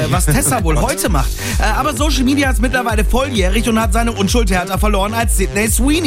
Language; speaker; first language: German; native; German